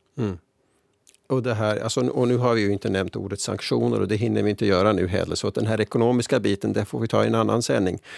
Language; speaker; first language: Swedish; native; Swedish